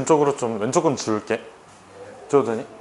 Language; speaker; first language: Korean; native; Korean